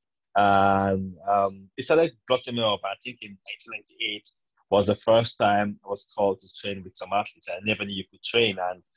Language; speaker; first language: English; non-native, local second language; Yoruba